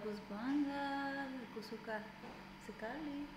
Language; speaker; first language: Indonesian; non-native, learner; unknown